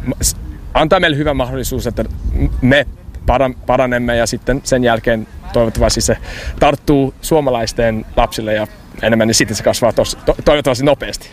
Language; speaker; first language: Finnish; early bilingual, heritage; English